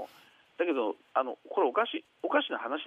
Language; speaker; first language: Japanese; native; Japanese